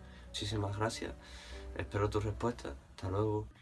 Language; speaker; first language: Spanish; native; Spanish